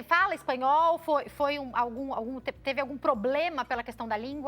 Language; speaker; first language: Portuguese; native; Portuguese